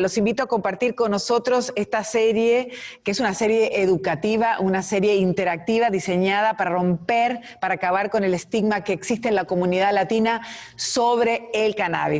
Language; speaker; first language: Spanish; native; Spanish